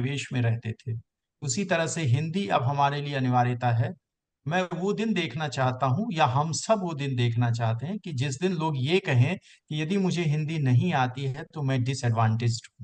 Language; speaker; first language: Hindi; native; Hindi